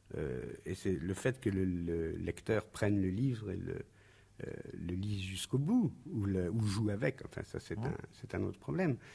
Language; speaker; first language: French; native; French